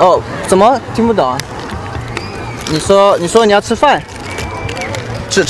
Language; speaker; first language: Chinese; early bilingual, heritage; Chinese